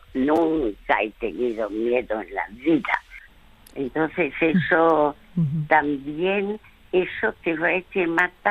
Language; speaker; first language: Spanish; early bilingual, other home language; French